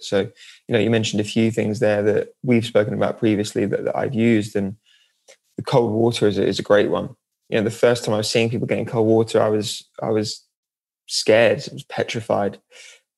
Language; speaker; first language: English; native; English